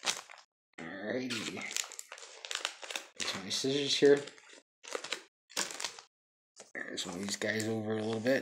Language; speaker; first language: English; native; English